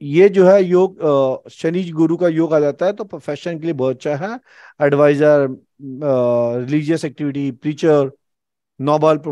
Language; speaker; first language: Hindi; native; Hindi